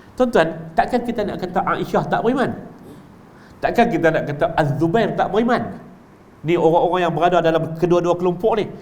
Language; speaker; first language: Malay; native; Malay